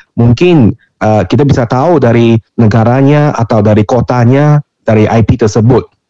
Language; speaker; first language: Indonesian; non-native, fluent; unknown